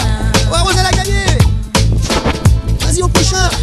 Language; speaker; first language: French; native; French